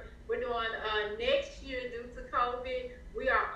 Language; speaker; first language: English; native; English